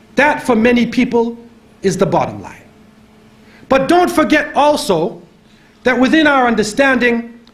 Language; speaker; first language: English; native; English